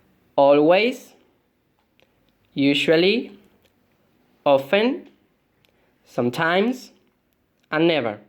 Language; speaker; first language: English; non-native, fluent; Spanish